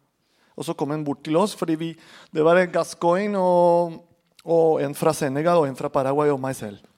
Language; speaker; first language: Norwegian; non-native, fluent; Spanish